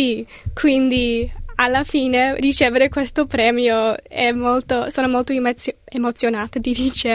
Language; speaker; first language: Italian; non-native, learner; English